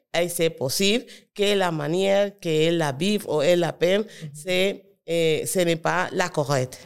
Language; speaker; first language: French; non-native, learner; Spanish